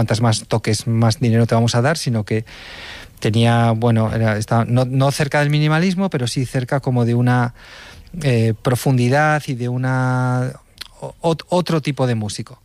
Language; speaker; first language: Spanish; native; Spanish